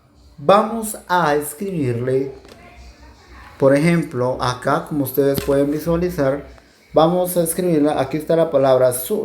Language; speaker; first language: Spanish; non-native, local second language; Kʼicheʼ